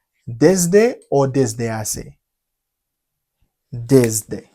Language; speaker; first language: Spanish; non-native, fluent; Haitian Creole